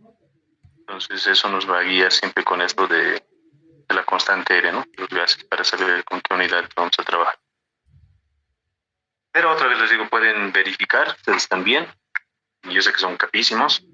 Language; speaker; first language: Spanish; native; Spanish